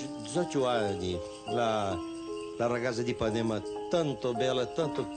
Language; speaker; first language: Italian; non-native, fluent; Portuguese